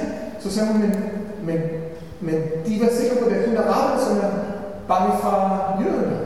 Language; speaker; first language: Danish; non-native, fluent; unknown